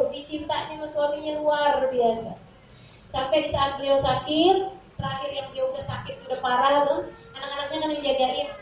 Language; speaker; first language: Indonesian; native; Indonesian